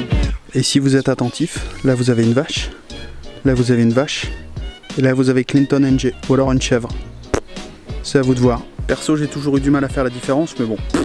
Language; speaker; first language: French; native; French